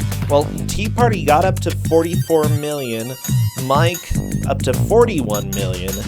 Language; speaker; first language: English; native; English